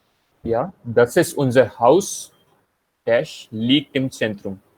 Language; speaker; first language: German; non-native, fluent; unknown